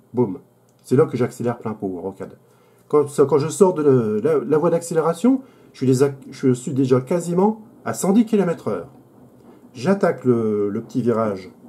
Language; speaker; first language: French; native; French